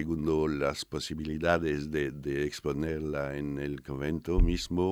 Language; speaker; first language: Spanish; non-native, fluent; French